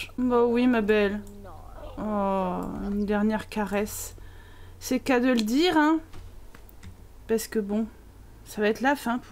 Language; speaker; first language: French; native; French